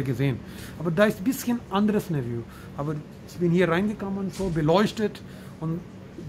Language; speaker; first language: German; non-native, learner; Punjabi